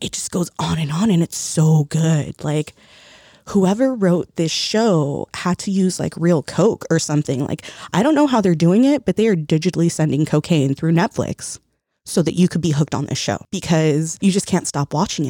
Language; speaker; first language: English; early bilingual, other home language; Spanish